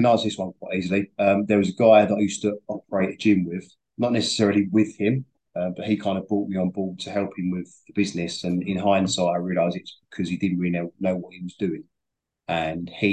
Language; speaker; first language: English; native; English